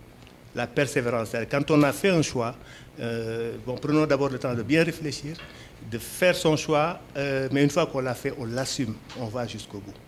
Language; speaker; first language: French; non-native, local second language; Wolof